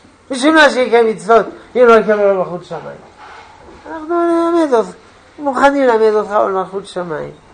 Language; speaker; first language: Hebrew; non-native, fluent; French